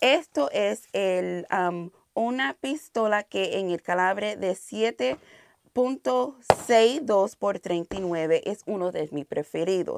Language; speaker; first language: Spanish; non-native, learner; English